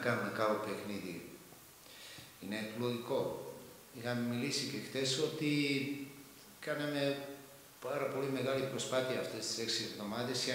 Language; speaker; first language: Greek; non-native, fluent; Serbian